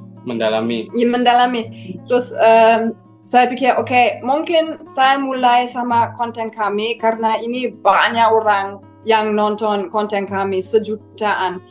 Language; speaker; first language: Indonesian; non-native, fluent; German